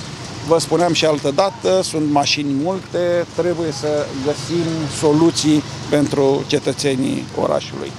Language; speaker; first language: Romanian; native; Romanian